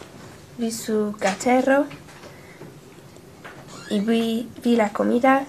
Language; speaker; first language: Spanish; non-native, learner; English